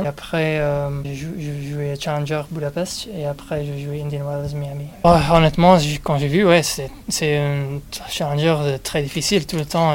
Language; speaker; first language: French; non-native, learner; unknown